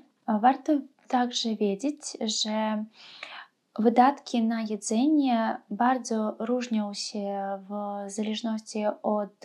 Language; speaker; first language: Polish; non-native, fluent; Russian